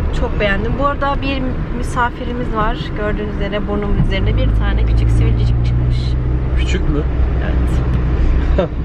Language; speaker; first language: Turkish; early bilingual, heritage; Turkish